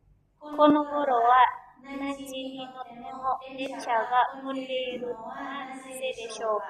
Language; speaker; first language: Japanese; non-native, learner; Indonesian